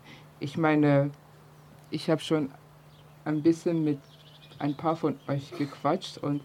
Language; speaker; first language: German; early bilingual, other home language; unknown